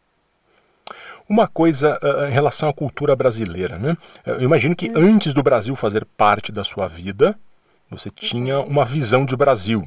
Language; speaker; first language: Portuguese; native; Portuguese